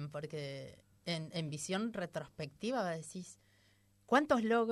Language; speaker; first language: Spanish; native; Spanish